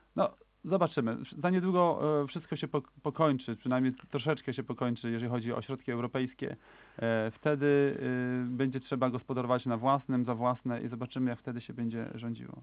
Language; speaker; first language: Polish; native; Polish